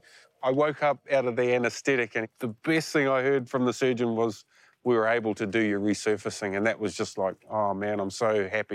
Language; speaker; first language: English; native; English